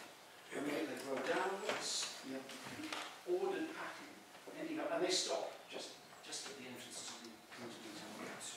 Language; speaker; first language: English; native; English